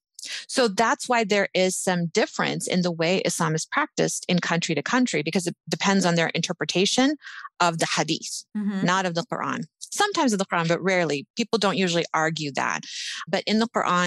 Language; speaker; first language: English; native; English